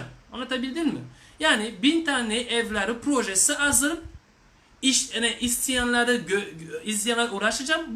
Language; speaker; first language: Turkish; non-native, learner; French